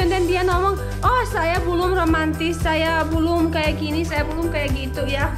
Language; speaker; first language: Indonesian; non-native, learner; English